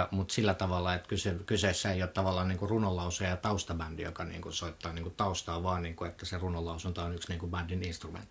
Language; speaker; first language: Finnish; native; Finnish